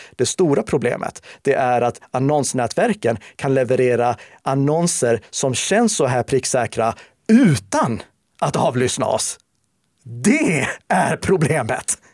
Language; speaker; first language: Swedish; native; Swedish